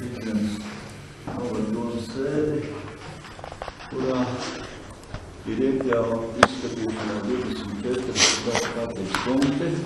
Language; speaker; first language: Latvian; native; Latvian